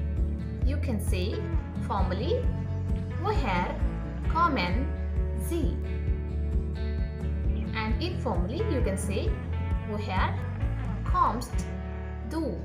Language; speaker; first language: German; non-native, fluent; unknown